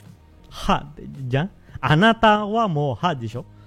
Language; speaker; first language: Japanese; non-native, fluent; Indonesian